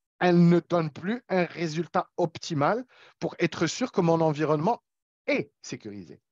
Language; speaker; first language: French; non-native, local second language; Arabic